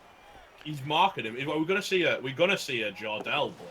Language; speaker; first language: English; native; English